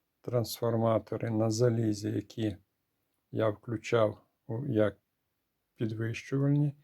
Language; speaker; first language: Ukrainian; native; Ukrainian